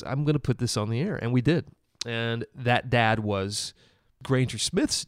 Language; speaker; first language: English; native; English